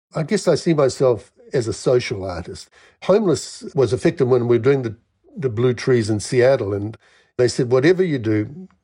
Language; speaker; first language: English; native; English